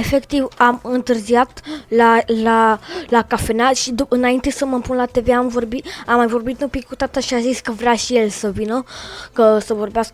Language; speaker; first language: Romanian; native; Romanian